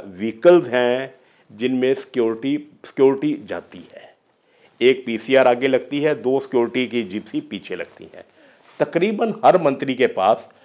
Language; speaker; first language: Hindi; non-native, local second language; Punjabi